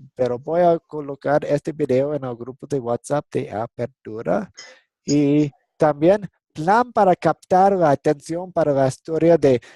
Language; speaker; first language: Spanish; non-native, fluent; English